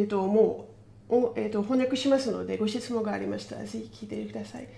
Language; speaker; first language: Japanese; non-native, fluent; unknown